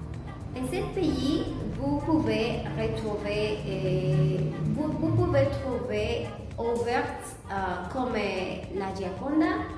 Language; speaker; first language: French; non-native, learner; Spanish